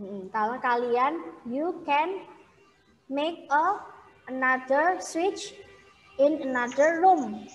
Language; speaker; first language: English; non-native, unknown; Indonesian